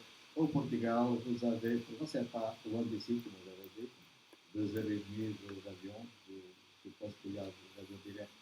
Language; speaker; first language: French; non-native, learner; Portuguese